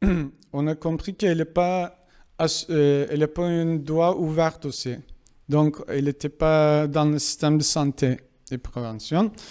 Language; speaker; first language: French; non-native, fluent; Kurdish